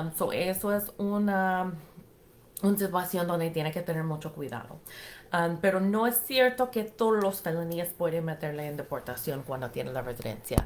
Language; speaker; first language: Spanish; non-native, fluent; English